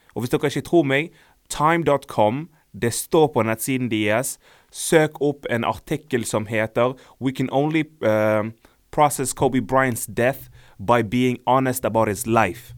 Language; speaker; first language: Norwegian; early bilingual, other home language; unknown